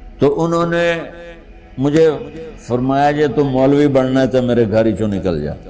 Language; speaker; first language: Urdu; non-native, local second language; Punjabi